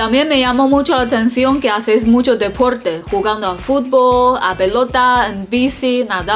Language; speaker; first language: Spanish; non-native, fluent; Chinese